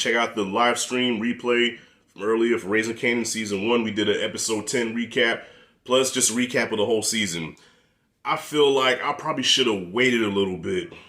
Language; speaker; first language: English; native; English